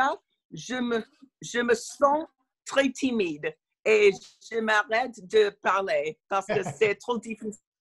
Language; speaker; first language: French; non-native, learner; English